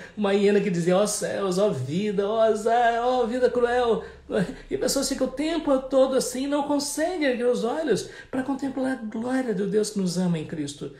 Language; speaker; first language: Portuguese; native; Portuguese